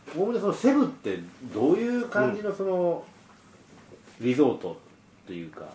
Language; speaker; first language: Japanese; native; Japanese